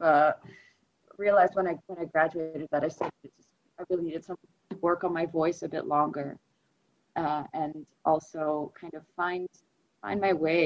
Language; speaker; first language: English; non-native, fluent; Russian